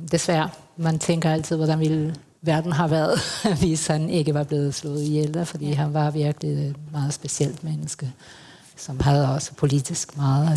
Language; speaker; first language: Danish; non-native, fluent; Spanish